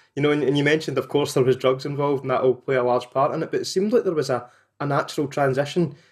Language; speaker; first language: English; native; English